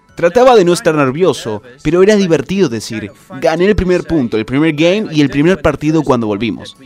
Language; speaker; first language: Spanish; non-native, fluent; Rundi